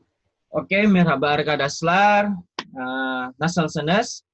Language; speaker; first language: Turkish; non-native, fluent; Indonesian